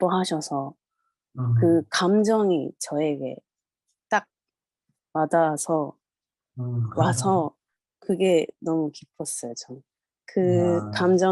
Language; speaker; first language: Korean; non-native, fluent; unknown